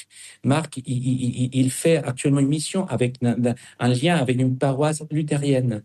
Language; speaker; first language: French; non-native, fluent; Spanish